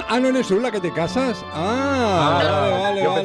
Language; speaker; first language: Spanish; native; Spanish